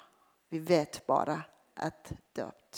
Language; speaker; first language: Swedish; non-native, fluent; Persian